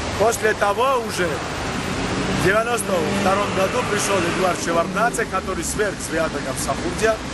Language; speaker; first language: Russian; non-native, local second language; Georgian